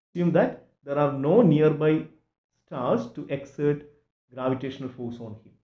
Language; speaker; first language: English; non-native, local second language; Malayalam